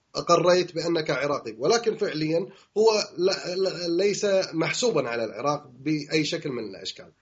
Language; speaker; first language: Arabic; native; Arabic